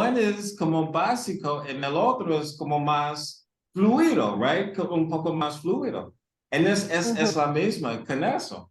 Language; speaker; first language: Spanish; non-native, learner; English